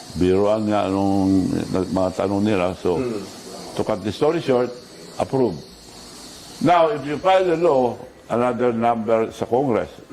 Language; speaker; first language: Filipino; non-native, local second language; Iloko